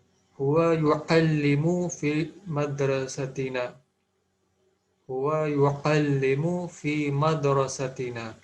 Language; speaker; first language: Arabic; non-native, fluent; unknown